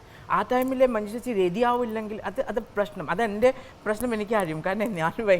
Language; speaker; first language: Malayalam; non-native, learner; Assamese